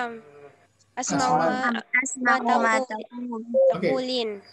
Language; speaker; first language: Arabic; non-native, learner; Indonesian